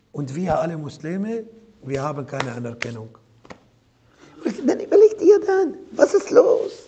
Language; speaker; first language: German; non-native, fluent; Arabic